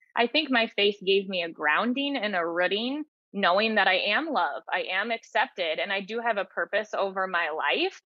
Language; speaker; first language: English; native; English